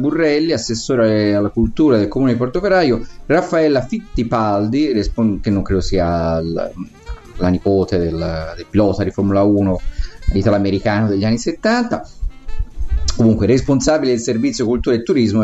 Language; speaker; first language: Italian; native; Italian